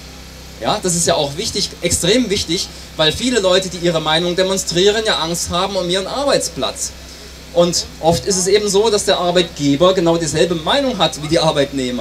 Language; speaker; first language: German; native; German